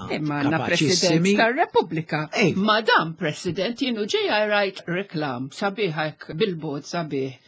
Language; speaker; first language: Maltese; non-native, local second language; English